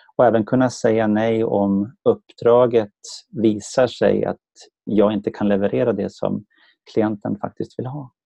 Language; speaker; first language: Swedish; native; Swedish